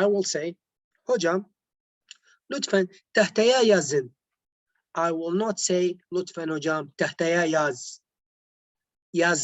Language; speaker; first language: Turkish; non-native, learner; Arabic